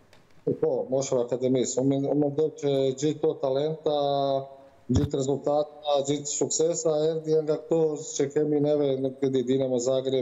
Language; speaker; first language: Albanian; non-native, learner; Croatian